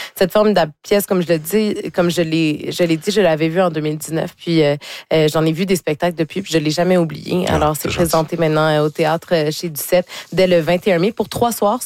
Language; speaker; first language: French; native; French